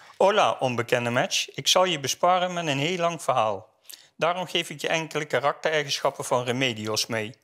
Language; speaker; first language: Dutch; native; Dutch